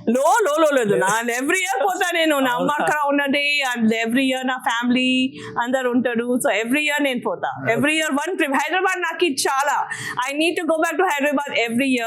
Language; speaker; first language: Telugu; non-native, local second language; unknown